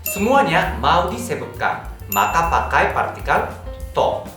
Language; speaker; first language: Indonesian; non-native, fluent; Japanese